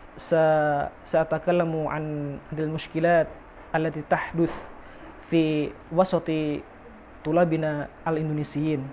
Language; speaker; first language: Arabic; non-native, fluent; Indonesian